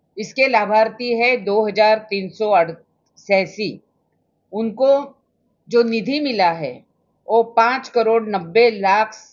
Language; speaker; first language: Hindi; non-native, local second language; Marathi